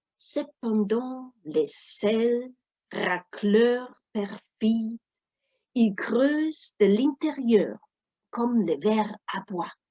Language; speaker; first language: French; non-native, fluent; German